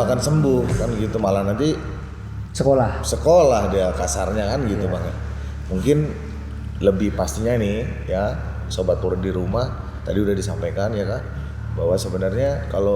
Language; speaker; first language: Indonesian; native; Indonesian